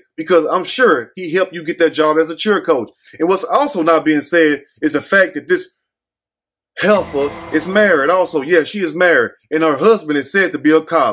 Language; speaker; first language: English; native; English